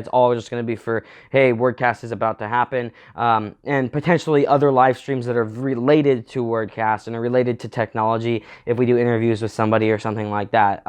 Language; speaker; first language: English; native; English